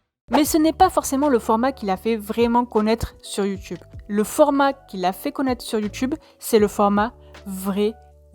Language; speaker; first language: French; native; French